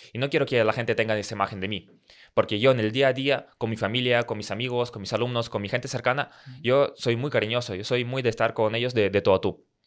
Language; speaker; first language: Spanish; early bilingual, other home language; Russian